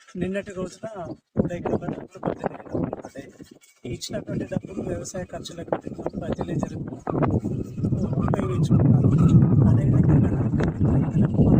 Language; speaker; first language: Telugu; native; Telugu